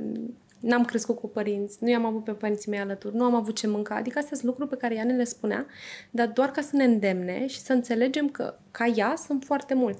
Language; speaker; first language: Romanian; native; Romanian